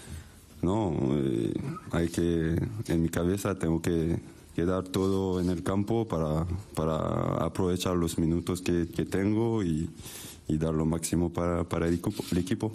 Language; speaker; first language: Spanish; non-native, fluent; French